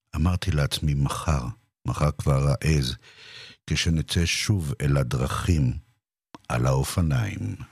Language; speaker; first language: Hebrew; native; Hebrew